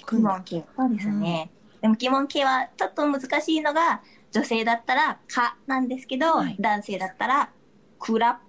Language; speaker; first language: Japanese; non-native, fluent; Thai